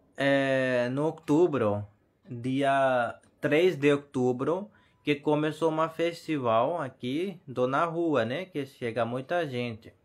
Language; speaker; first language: Portuguese; non-native, learner; Hindi